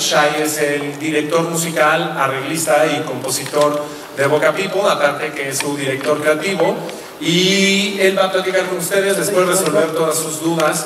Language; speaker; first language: Spanish; native; Spanish